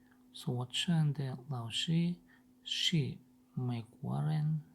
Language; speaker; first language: Chinese; non-native, learner; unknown